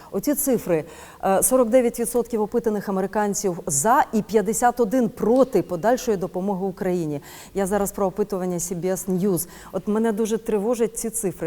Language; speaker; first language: Ukrainian; native; Ukrainian